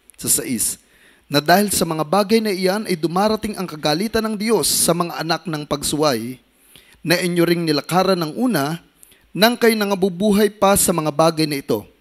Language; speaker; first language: Filipino; native; Filipino